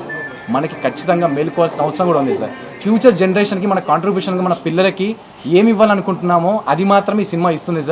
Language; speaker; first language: Telugu; native; Telugu